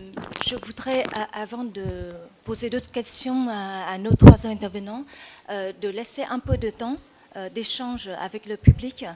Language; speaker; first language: French; non-native, fluent; Vietnamese